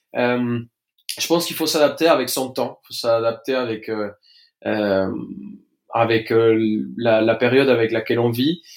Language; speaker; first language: French; non-native, fluent; Spanish